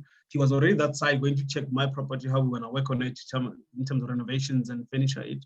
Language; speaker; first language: English; non-native, local second language; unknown